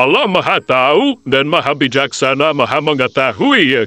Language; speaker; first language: Indonesian; native; Indonesian